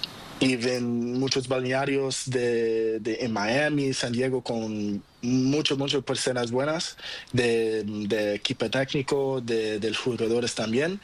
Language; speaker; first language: Spanish; non-native, learner; Portuguese